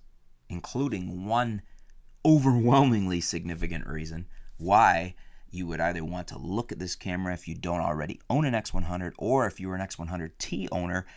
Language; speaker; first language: English; native; English